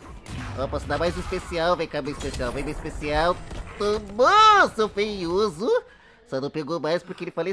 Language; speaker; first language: Portuguese; native; Portuguese